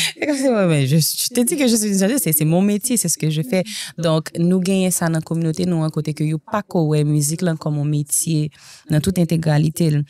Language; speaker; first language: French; non-native, local second language; Haitian Creole